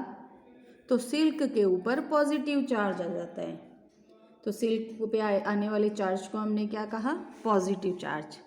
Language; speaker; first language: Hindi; native; Hindi